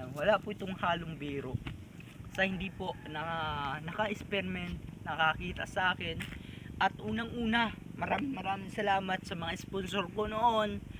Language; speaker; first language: Filipino; non-native, local second language; Bikol